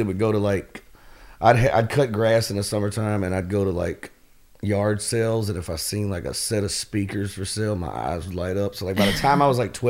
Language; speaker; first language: English; native; English